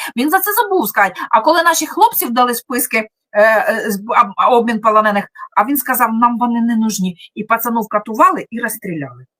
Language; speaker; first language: Ukrainian; non-native, local second language; Russian